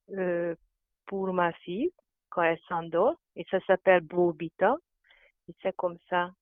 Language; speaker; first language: French; non-native, fluent; Hungarian